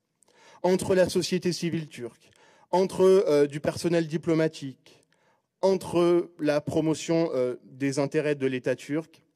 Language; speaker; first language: French; native; French